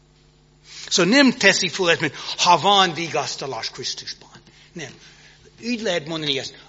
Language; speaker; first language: Hungarian; non-native, fluent; English